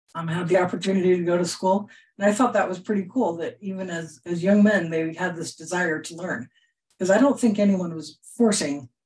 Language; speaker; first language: English; native; English